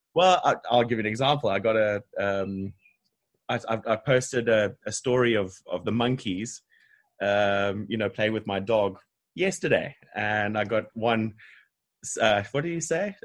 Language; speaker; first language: English; native; English